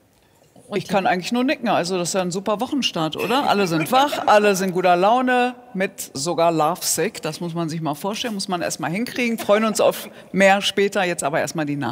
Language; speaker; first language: German; native; German